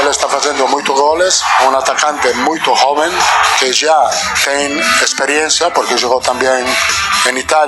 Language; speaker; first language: Portuguese; non-native, learner; Italian